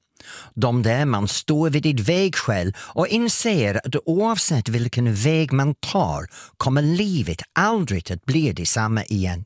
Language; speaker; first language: Swedish; non-native, fluent; English